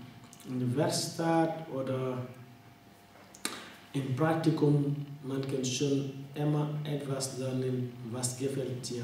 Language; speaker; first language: German; non-native, learner; French